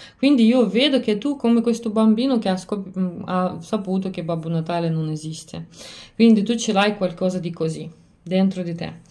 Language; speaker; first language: Italian; non-native, fluent; Lithuanian